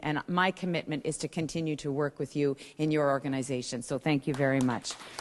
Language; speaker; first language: English; native; English